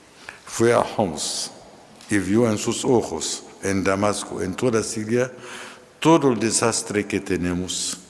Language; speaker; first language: Spanish; non-native, fluent; Arabic